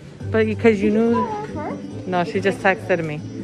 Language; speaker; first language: English; early bilingual, other home language; Spanish